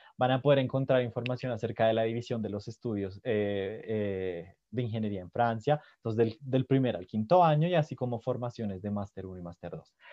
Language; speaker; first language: Spanish; native; Spanish